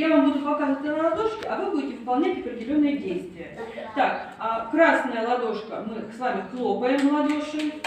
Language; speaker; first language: Russian; native; Russian